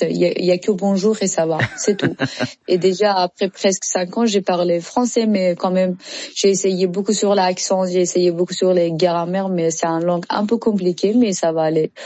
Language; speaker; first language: French; non-native, learner; Persian